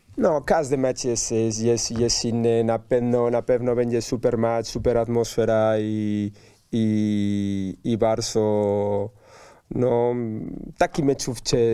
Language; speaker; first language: Polish; non-native, learner; Spanish